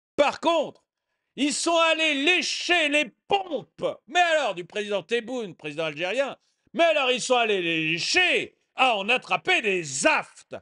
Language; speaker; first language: French; native; French